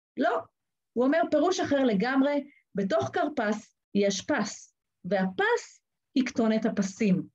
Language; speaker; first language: Hebrew; native; Hebrew